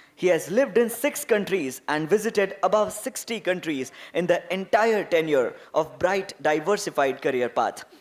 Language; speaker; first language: English; non-native, local second language; Marathi